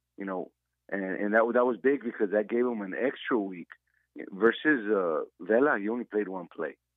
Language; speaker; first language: English; native; English